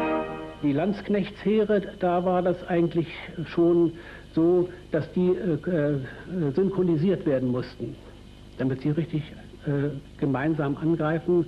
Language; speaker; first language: German; native; German